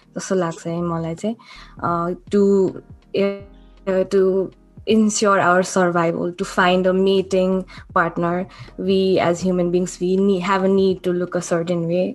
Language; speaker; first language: English; non-native, local second language; Nepali